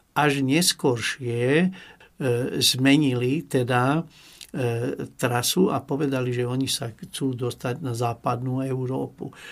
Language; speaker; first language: Slovak; non-native, local second language; Hungarian